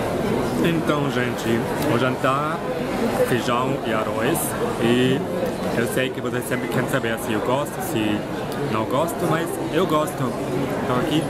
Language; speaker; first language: Portuguese; non-native, fluent; German